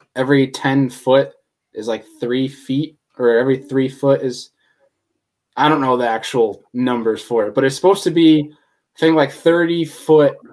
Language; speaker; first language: English; native; English